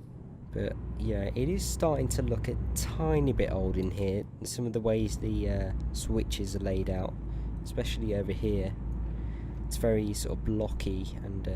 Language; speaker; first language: English; native; English